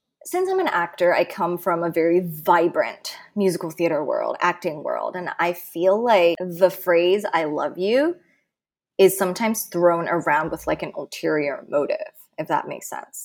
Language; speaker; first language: English; non-native, local second language; Cantonese